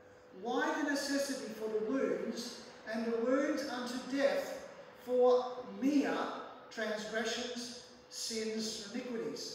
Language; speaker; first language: English; native; English